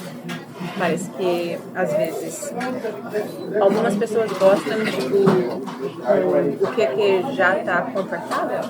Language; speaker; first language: Portuguese; early bilingual, heritage; Portuguese